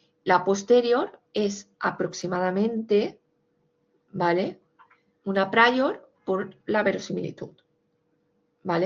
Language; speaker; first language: Spanish; native; Spanish